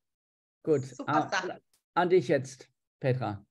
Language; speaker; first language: German; non-native, fluent; English